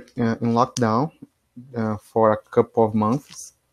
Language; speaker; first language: English; non-native, fluent; Portuguese